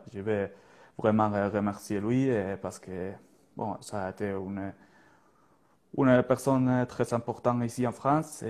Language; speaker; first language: French; non-native, learner; Spanish